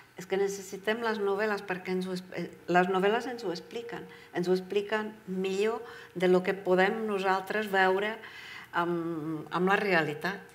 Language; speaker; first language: Catalan; non-native, fluent; Czech